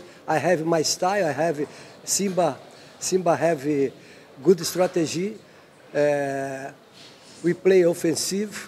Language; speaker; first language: English; non-native, learner; Portuguese